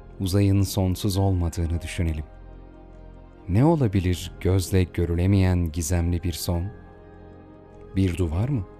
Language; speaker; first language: Turkish; native; Turkish